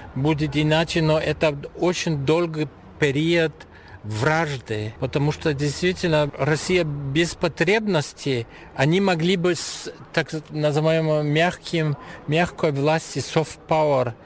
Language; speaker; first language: Russian; non-native, fluent; German